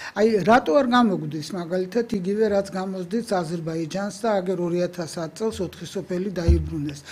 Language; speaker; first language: Georgian; native; Georgian